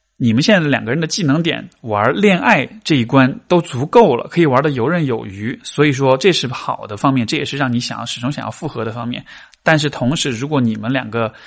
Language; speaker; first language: Chinese; native; Chinese